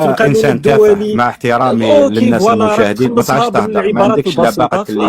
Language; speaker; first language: Arabic; native; Arabic